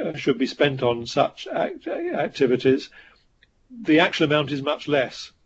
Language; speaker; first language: English; native; English